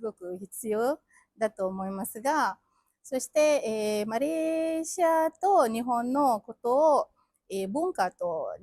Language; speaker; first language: Japanese; non-native, fluent; Malay